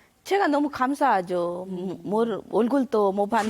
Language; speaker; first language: Korean; non-native, learner; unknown